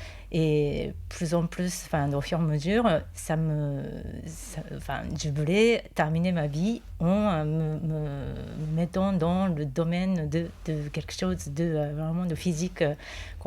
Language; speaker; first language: French; non-native, fluent; Japanese